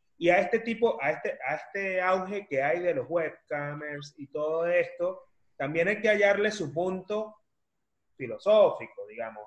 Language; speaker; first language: Spanish; native; Spanish